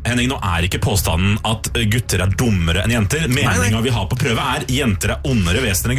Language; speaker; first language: Norwegian; native; Norwegian